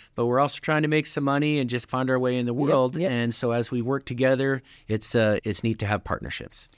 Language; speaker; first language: English; native; English